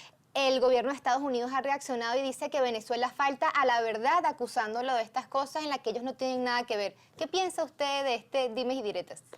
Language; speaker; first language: Spanish; native; Spanish